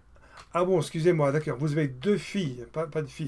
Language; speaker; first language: French; non-native, fluent; English